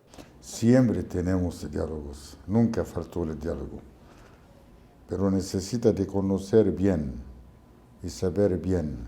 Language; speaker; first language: Portuguese; non-native, learner; Arabic